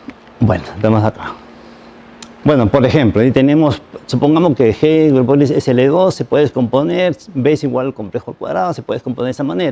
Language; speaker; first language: Spanish; native; Spanish